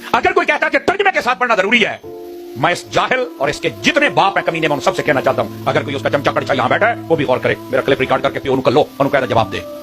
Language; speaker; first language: Urdu; native; Urdu